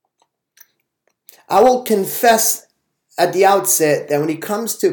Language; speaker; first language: English; non-native, fluent; Arabic